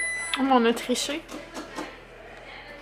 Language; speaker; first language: French; native; French